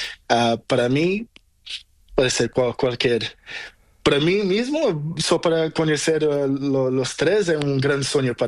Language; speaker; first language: Spanish; non-native, learner; Portuguese